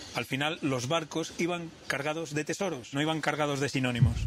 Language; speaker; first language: Spanish; native; Spanish